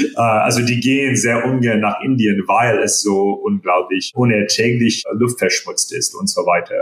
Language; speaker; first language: German; non-native, fluent; English